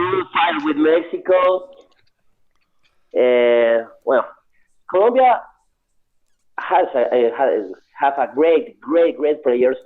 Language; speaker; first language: English; non-native, learner; Spanish